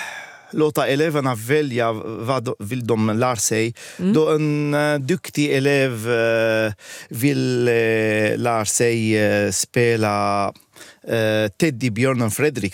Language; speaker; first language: Swedish; non-native, fluent; Arabic